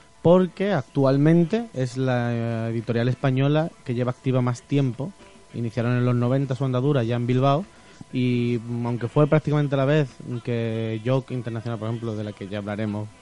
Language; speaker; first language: Spanish; native; Spanish